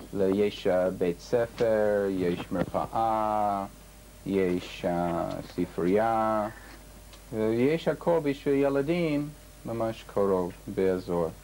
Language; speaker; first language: Hebrew; non-native, learner; English